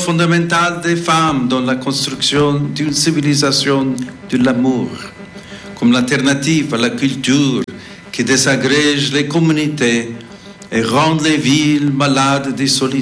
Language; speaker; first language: French; non-native, fluent; English